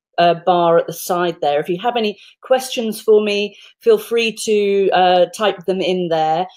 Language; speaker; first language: English; native; English